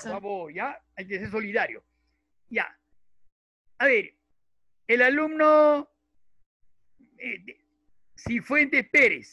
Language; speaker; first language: Spanish; native; Spanish